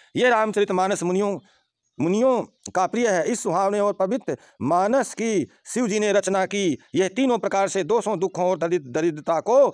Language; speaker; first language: Hindi; native; Hindi